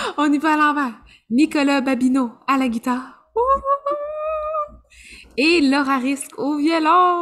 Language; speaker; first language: French; native; French